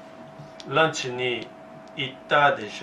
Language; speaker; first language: Japanese; non-native, learner; English